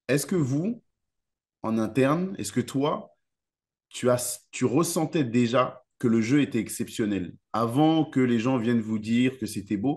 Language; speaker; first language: French; native; French